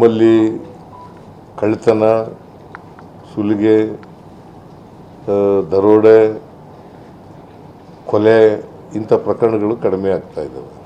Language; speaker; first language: Kannada; native; Kannada